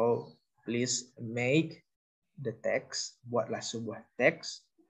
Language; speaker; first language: English; non-native, learner; Indonesian